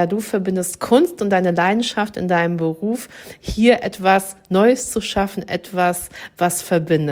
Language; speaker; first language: German; native; German